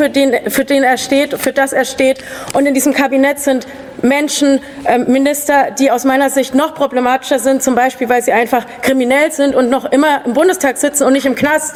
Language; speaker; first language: German; native; German